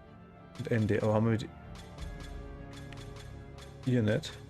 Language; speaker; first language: German; native; German